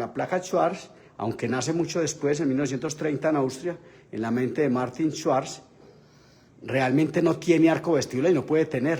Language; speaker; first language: Spanish; native; Spanish